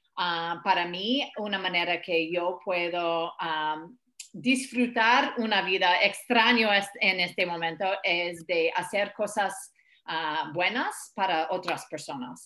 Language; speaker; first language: Spanish; non-native, fluent; English